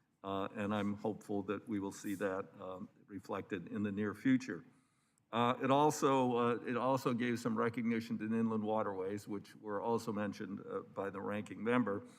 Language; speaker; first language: English; native; English